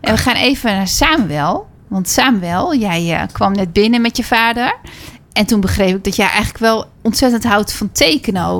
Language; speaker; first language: Dutch; native; Dutch